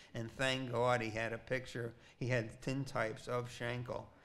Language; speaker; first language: English; native; English